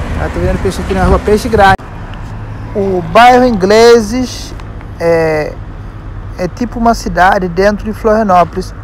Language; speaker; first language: Portuguese; non-native, local second language; Kabuverdianu